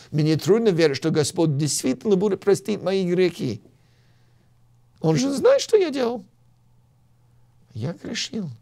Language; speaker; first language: Russian; non-native, fluent; English